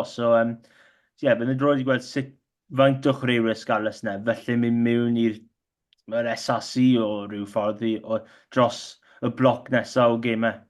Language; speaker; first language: Welsh; non-native, local second language; English